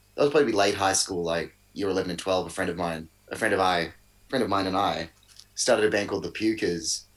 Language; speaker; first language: English; native; English